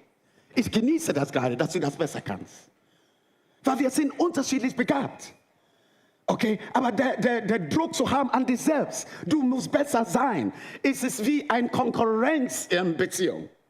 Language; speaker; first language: German; non-native, fluent; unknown